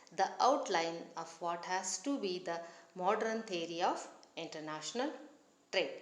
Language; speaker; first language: English; non-native, local second language; Kannada